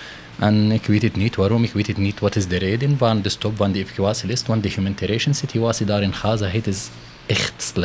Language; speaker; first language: Dutch; non-native, learner; Arabic